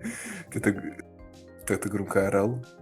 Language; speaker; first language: Russian; early bilingual, heritage; Russian